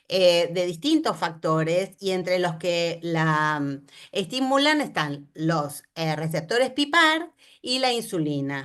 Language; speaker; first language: Spanish; native; Spanish